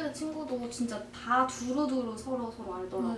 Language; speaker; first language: Korean; early bilingual, heritage; Korean